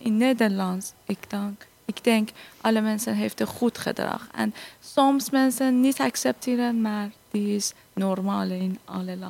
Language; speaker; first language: Dutch; non-native, learner; Persian